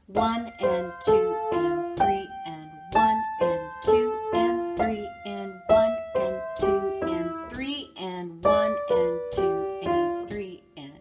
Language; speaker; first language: English; native; English